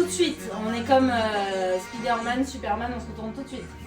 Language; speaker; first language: French; native; French